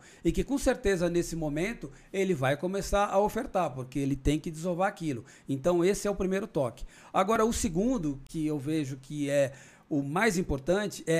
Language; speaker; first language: Portuguese; native; Portuguese